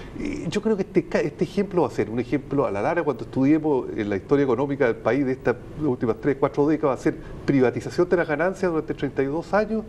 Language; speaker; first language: Spanish; native; Spanish